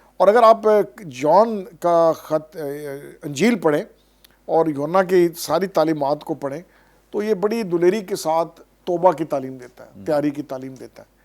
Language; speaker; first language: Urdu; non-native, local second language; Punjabi